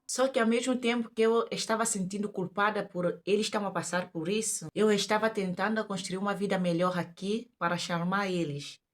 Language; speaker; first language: Portuguese; native; Portuguese